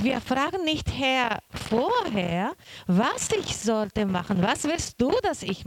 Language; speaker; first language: German; non-native, learner; Portuguese